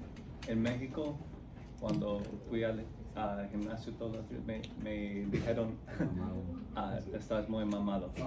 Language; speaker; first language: Spanish; non-native, fluent; English